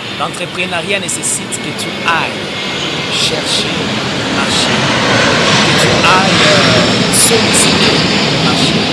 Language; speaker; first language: French; non-native, local second language; Swahili